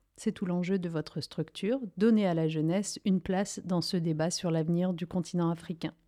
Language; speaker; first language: French; early bilingual, other home language; Riffian